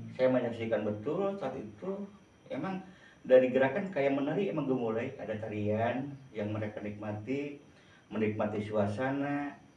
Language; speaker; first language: Indonesian; non-native, local second language; Sundanese